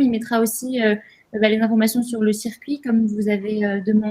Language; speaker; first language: French; native; French